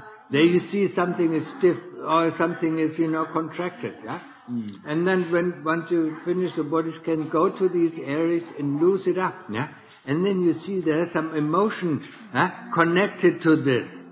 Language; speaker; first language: English; non-native, fluent; German